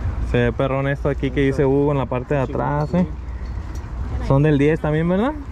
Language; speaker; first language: Spanish; early bilingual, heritage; Spanish